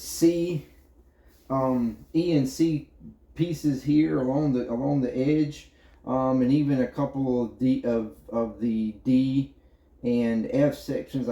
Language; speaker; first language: English; native; English